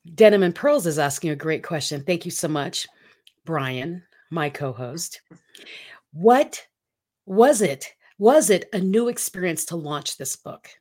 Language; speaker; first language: English; non-native, local second language; Filipino